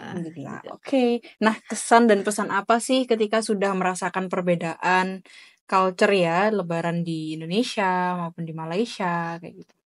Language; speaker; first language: Indonesian; native; Indonesian